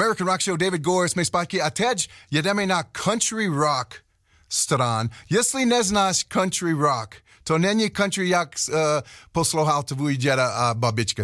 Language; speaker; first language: Czech; non-native, learner; English